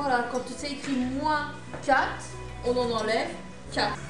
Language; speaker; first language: French; native; French